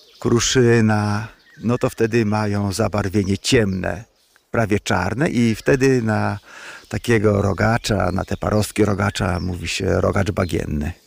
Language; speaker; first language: Polish; native; Polish